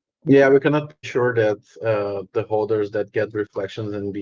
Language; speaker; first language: English; non-native, fluent; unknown